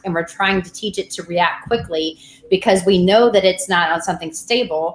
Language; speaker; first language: English; native; English